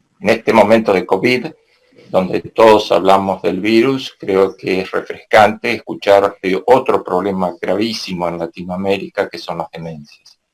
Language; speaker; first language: Spanish; native; Spanish